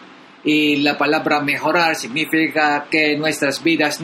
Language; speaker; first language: Spanish; non-native, learner; Filipino